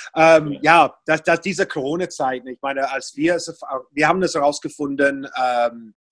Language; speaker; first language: German; non-native, fluent; English